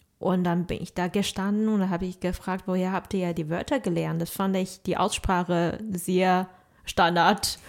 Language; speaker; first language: German; non-native, fluent; Chinese